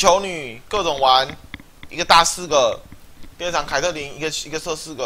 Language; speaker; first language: Chinese; native; Chinese